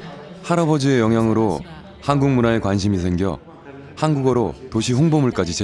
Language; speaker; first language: Korean; native; Korean